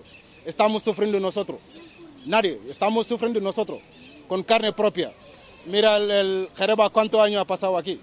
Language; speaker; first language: Spanish; non-native, learner; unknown